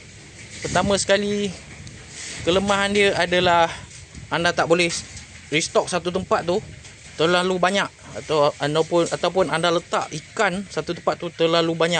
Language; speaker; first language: Malay; native; Malay